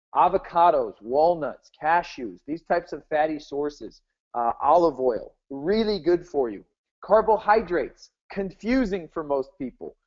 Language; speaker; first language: English; native; English